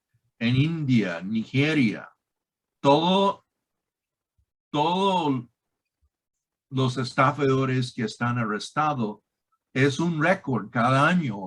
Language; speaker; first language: Spanish; non-native, fluent; English